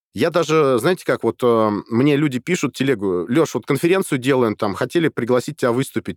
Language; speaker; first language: Russian; native; Russian